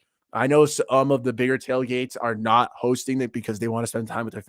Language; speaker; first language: English; native; English